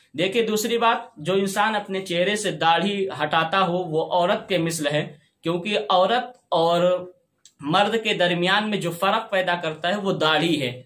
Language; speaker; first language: Urdu; native; Urdu